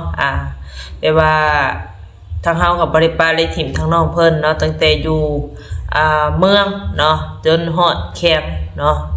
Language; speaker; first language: Thai; non-native, local second language; Lao